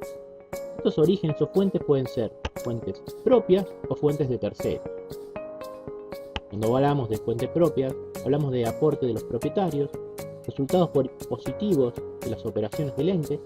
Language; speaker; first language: Spanish; native; Spanish